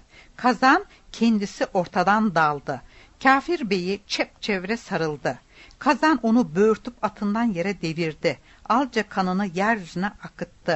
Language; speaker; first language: Turkish; native; Turkish